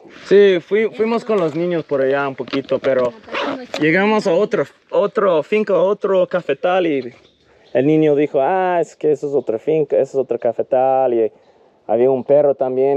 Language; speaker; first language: Spanish; non-native, fluent; English